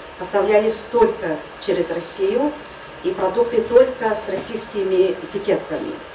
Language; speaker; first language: Russian; non-native, fluent; Mongolian